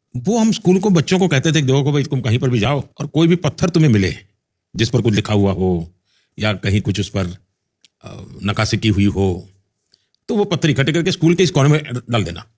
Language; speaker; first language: Hindi; non-native, local second language; Gujarati